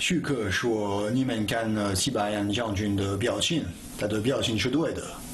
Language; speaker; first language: Chinese; non-native, fluent; French